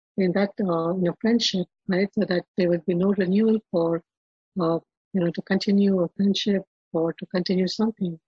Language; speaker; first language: English; non-native, local second language; Telugu